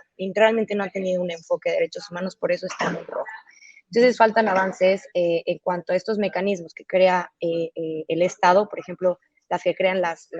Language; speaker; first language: Spanish; native; Spanish